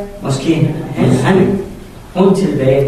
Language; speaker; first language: Danish; non-native, learner; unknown